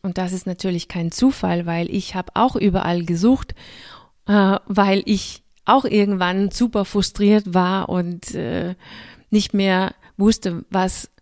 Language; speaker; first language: German; non-native, fluent; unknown